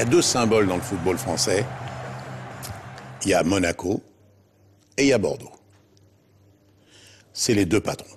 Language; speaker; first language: French; native; French